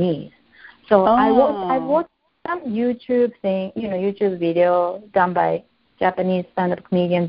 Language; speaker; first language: English; non-native, fluent; Japanese